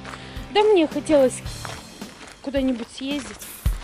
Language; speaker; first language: Russian; native; Russian